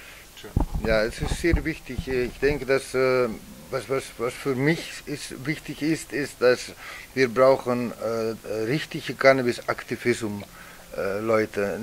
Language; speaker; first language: German; non-native, learner; Dutch